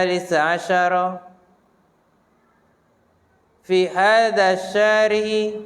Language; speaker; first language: Arabic; non-native, fluent; Indonesian